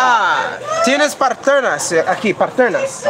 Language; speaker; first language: Spanish; non-native, learner; English